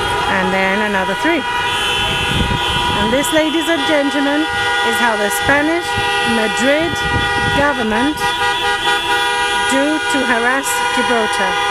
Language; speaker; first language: English; early bilingual, other home language; Spanish